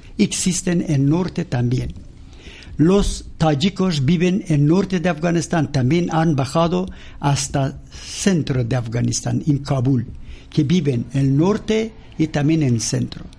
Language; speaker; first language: Spanish; non-native, learner; Persian